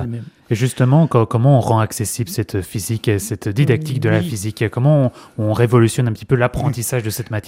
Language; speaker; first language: French; native; French